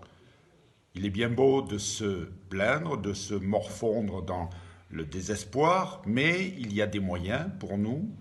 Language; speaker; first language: French; native; French